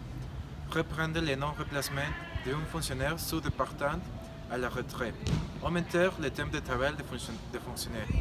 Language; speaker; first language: French; non-native, learner; Spanish